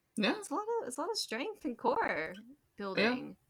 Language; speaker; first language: English; native; English